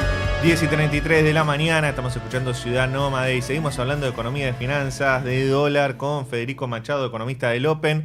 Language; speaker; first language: Spanish; native; Spanish